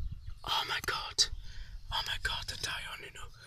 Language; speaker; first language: Welsh; non-native, learner; English